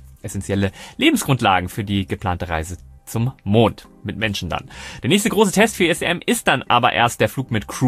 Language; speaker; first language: German; native; German